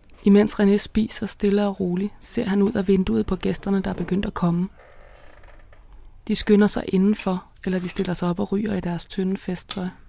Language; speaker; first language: Danish; native; Danish